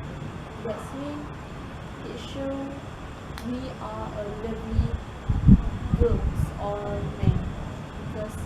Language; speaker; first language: English; non-native, learner; Malay